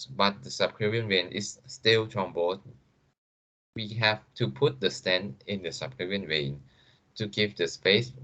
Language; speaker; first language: English; non-native, fluent; Thai